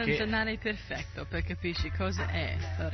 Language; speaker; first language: Italian; non-native, learner; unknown